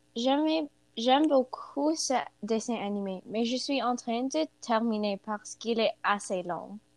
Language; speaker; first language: French; non-native, learner; English